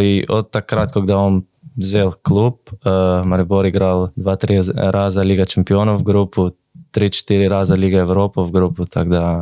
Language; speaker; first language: Russian; non-native, learner; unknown